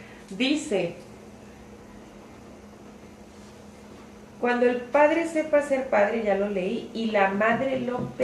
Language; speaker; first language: Spanish; native; Spanish